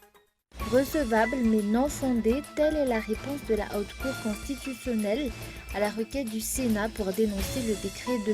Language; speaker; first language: French; non-native, local second language; Malagasy